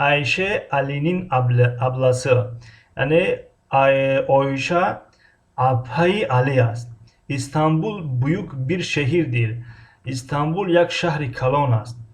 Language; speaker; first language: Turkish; non-native, fluent; Tajik